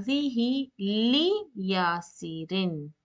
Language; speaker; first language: Arabic; non-native, fluent; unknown